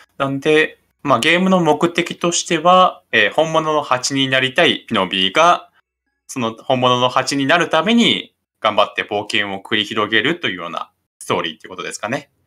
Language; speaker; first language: Japanese; native; Japanese